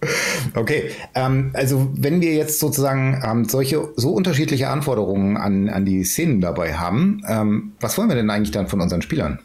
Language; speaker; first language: German; native; German